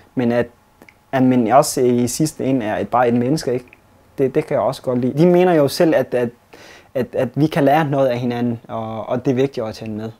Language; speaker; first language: Danish; early bilingual, other home language; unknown